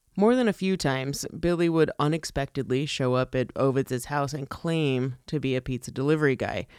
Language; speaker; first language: English; early bilingual, other home language; Italian